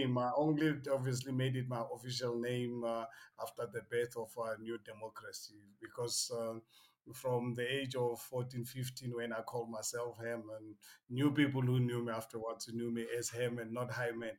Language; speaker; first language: English; non-native, local second language; Northern Sotho